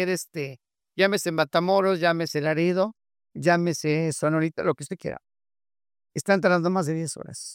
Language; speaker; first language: Spanish; native; Spanish